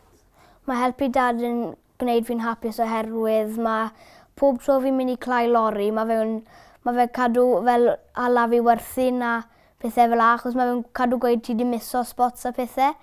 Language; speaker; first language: Welsh; native; Welsh